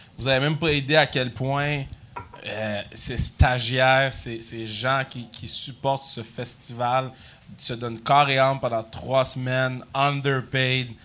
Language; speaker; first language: French; native; French